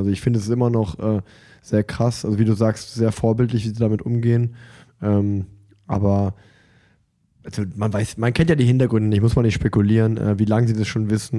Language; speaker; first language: German; native; German